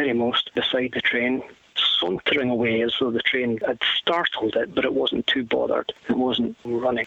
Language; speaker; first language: English; native; English